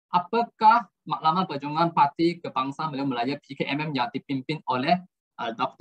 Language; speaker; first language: Malay; non-native, local second language; Chinese